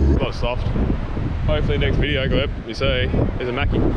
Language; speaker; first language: English; native; English